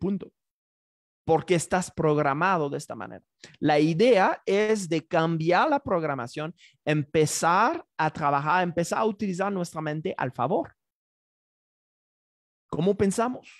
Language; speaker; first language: Spanish; non-native, fluent; French